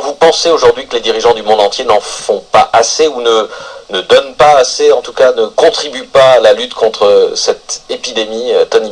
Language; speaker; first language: French; native; French